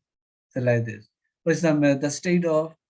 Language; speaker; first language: English; non-native, fluent; Burmese